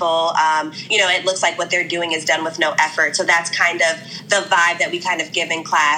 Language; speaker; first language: English; native; English